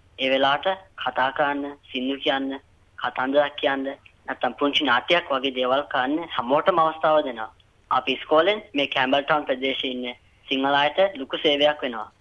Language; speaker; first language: Sinhala; early bilingual, heritage; Sinhala